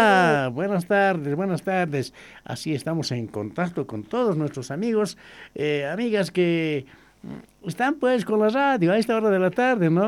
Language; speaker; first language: Spanish; native; Spanish